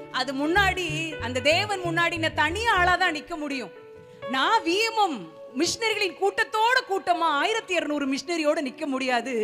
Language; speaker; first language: Tamil; native; Tamil